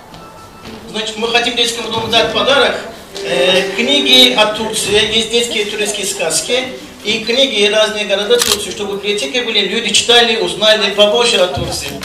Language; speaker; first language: Russian; non-native, fluent; Turkish